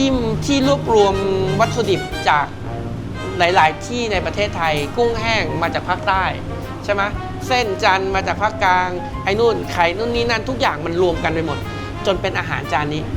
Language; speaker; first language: Thai; native; Thai